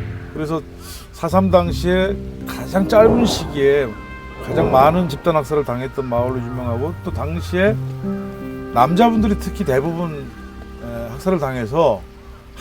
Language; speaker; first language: Korean; native; Korean